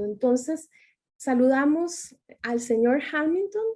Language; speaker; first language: Spanish; native; Spanish